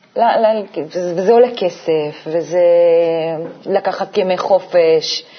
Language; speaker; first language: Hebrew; native; Hebrew